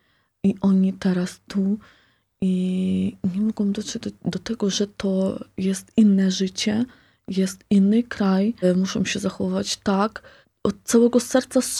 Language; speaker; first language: Polish; non-native, fluent; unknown